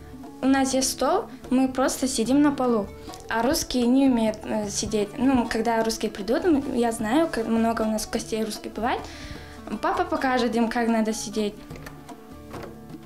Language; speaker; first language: Russian; non-native, learner; Persian